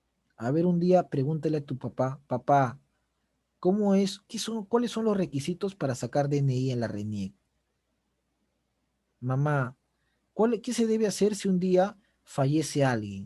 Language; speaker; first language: Spanish; native; Spanish